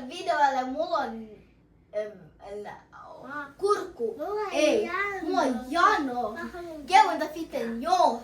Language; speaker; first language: Finnish; early bilingual, other home language; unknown